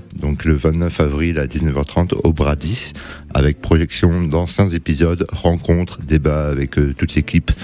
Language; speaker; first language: French; native; French